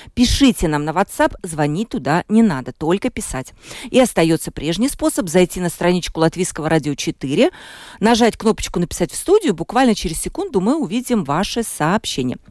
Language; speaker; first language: Russian; native; Russian